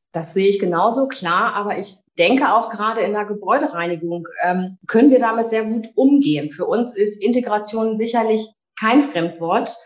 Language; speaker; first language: German; native; German